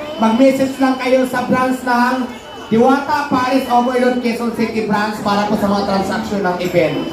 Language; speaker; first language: Filipino; native; Filipino